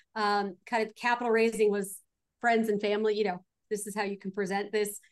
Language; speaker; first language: English; native; English